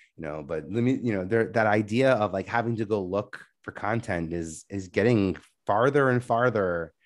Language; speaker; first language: English; native; English